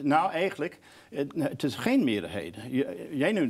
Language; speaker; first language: Dutch; non-native, fluent; English